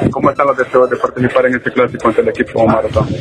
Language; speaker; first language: Spanish; native; Spanish